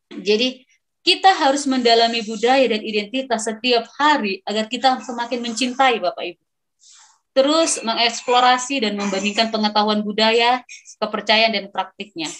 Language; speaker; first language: Indonesian; non-native, local second language; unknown